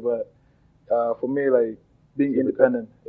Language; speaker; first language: English; non-native, local second language; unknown